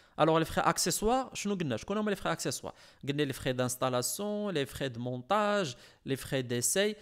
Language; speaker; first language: French; non-native, local second language; Arabic